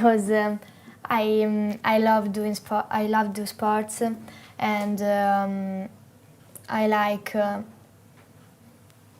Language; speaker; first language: English; non-native, learner; Italian